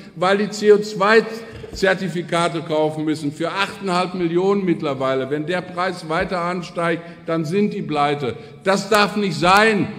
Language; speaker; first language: German; native; German